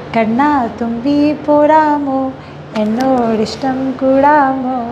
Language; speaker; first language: Malayalam; non-native, learner; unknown